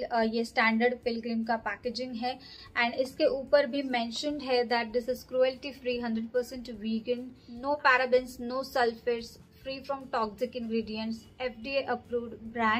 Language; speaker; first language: Hindi; native; Hindi